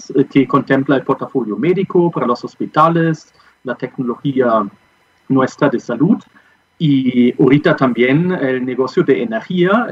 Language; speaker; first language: Spanish; non-native, fluent; German